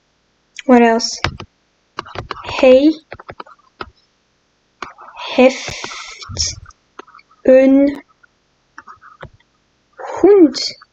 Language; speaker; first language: Dutch; non-native, learner; French